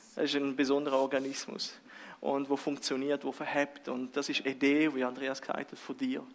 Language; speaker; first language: German; early bilingual, other home language; Russian